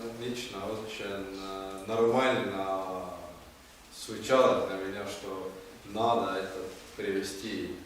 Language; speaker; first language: Russian; non-native, learner; Estonian